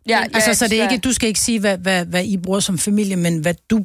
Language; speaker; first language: Danish; native; Danish